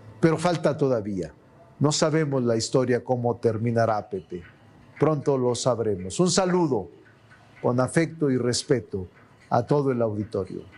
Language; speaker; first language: Spanish; native; Spanish